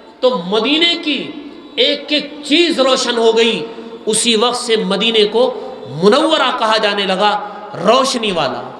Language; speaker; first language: Urdu; native; Urdu